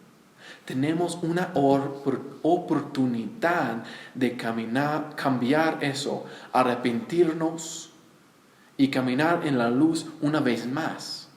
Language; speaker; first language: Spanish; non-native, fluent; English